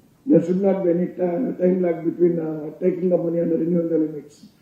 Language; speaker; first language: English; non-native, local second language; Telugu